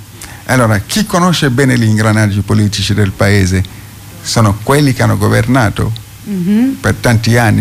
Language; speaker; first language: Italian; non-native, fluent; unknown